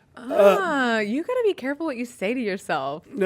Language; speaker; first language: English; native; English